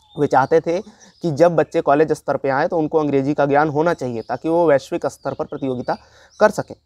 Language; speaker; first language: Hindi; native; Hindi